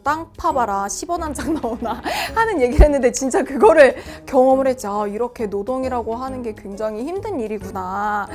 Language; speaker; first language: Korean; native; Korean